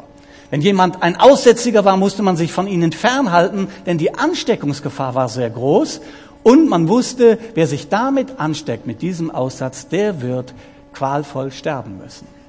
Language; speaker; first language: German; native; German